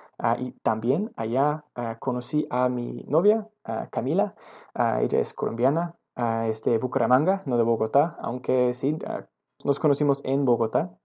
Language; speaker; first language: Spanish; non-native, learner; English